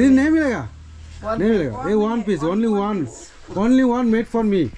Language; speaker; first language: Hindi; non-native, learner; Bangla